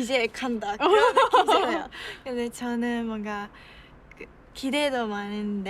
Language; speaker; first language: Korean; non-native, fluent; Japanese